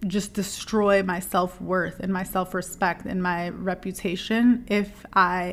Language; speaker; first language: English; native; English